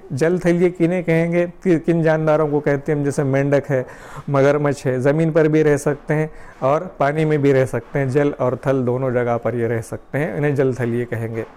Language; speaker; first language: Urdu; native; Urdu